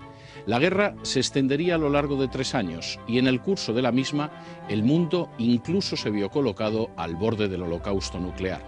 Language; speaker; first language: Spanish; native; Spanish